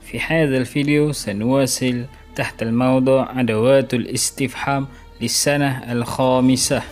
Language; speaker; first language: Arabic; non-native, fluent; Malay